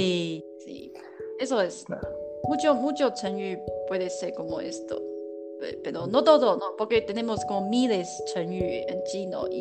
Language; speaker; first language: Spanish; non-native, learner; Chinese